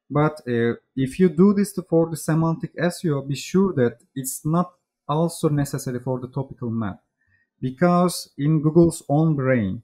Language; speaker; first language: English; non-native, fluent; Turkish